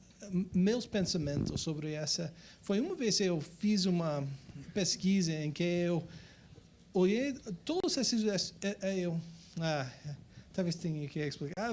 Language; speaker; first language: Portuguese; non-native, fluent; English